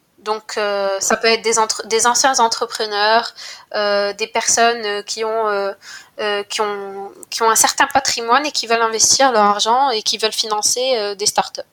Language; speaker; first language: French; non-native, local second language; Arabic